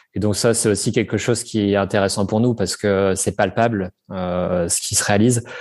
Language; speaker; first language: French; native; French